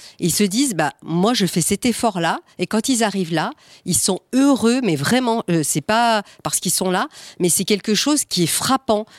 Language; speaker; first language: French; native; French